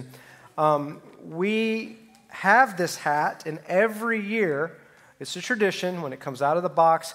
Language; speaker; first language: English; native; English